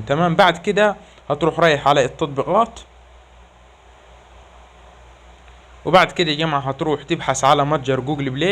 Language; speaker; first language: Arabic; native; Arabic